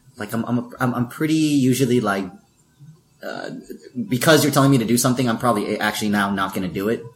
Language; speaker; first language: English; early bilingual, other home language; Filipino